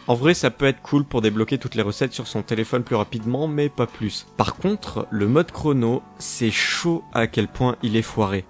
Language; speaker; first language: French; native; French